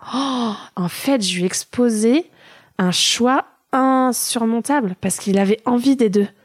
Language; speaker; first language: French; early bilingual, other home language; German